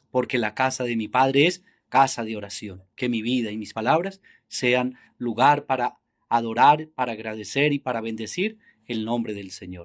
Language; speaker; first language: Spanish; native; Spanish